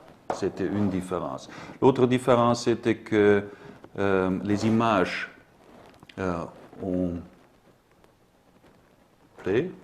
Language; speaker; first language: French; non-native, learner; German